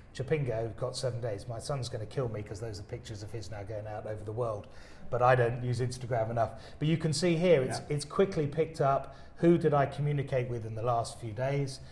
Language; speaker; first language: English; native; English